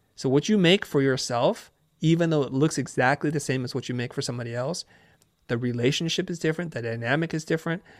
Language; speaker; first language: English; early bilingual, other home language; Vietnamese